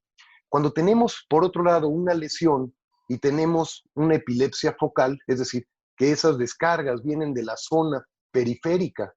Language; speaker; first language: Spanish; native; Spanish